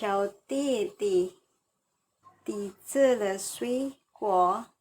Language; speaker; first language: Chinese; non-native, learner; Indonesian